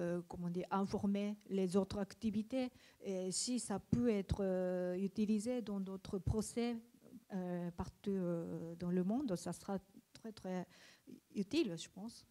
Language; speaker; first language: French; non-native, learner; Japanese